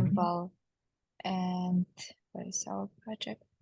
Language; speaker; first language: English; non-native, learner; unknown